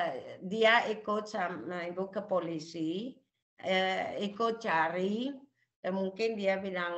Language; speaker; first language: Indonesian; non-native, local second language; Javanese